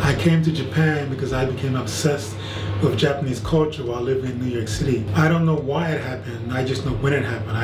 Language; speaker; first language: English; native; English